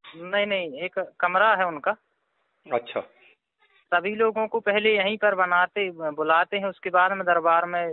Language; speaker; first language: Hindi; native; Hindi